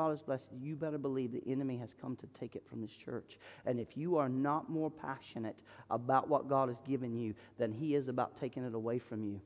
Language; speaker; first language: English; native; English